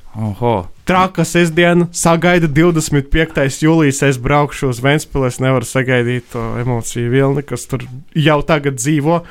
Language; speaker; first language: Latvian; non-native, local second language; Russian